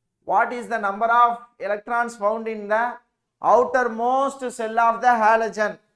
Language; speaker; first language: English; non-native, local second language; Tamil